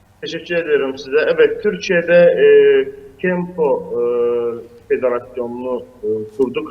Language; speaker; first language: Turkish; non-native, fluent; Azerbaijani